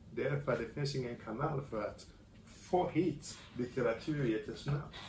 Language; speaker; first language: Swedish; non-native, fluent; French